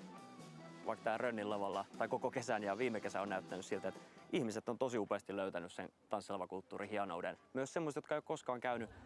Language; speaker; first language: Finnish; native; Finnish